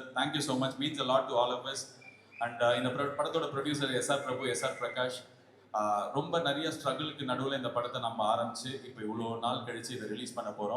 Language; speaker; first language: Tamil; native; Tamil